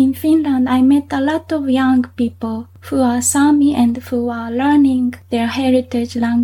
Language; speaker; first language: English; non-native, fluent; Japanese